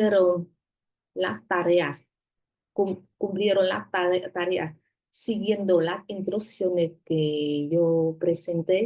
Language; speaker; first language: Spanish; non-native, fluent; Vietnamese